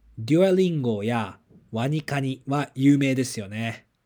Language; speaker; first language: Japanese; native; Japanese